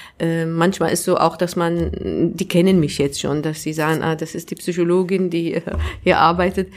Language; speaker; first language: German; non-native, fluent; Arabic